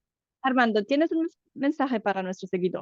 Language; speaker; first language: Spanish; non-native, fluent; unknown